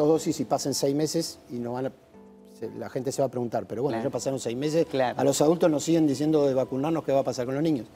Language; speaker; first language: Spanish; native; Spanish